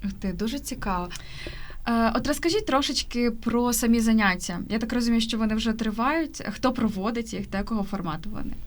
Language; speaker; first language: Ukrainian; native; Ukrainian